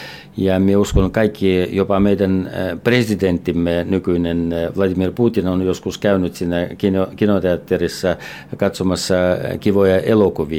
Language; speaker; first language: Finnish; non-native, fluent; Russian